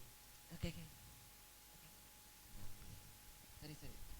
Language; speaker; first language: English; non-native, fluent; Indonesian